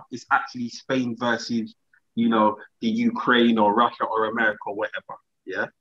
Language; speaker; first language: English; native; English